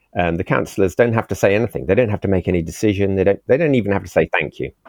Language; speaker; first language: English; native; English